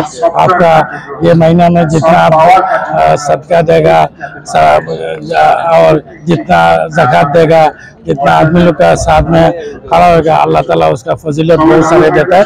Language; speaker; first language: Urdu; non-native, fluent; Bangla